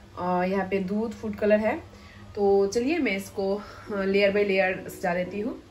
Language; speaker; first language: Hindi; non-native, local second language; Bangla